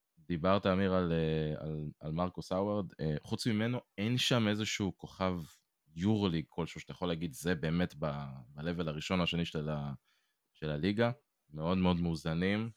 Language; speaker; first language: Hebrew; native; Hebrew